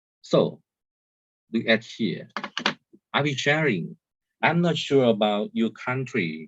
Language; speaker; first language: English; non-native, learner; Thai